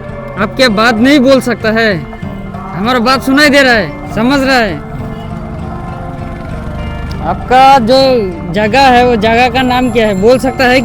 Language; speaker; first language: Hindi; non-native, local second language; Bangla